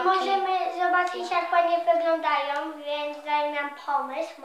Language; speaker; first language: Polish; early bilingual, heritage; Polish